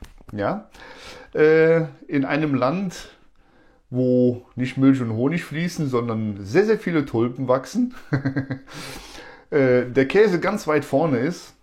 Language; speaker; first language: German; native; German